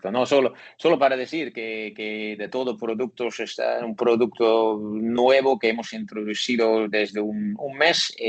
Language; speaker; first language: Spanish; non-native, learner; Dutch